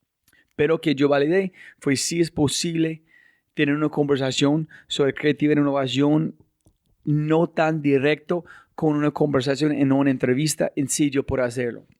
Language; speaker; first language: Spanish; non-native, fluent; English